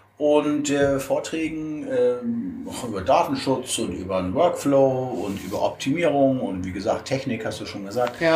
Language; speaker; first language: German; native; German